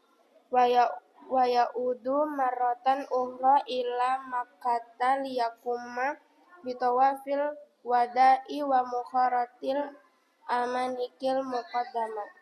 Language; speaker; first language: Arabic; non-native, learner; Indonesian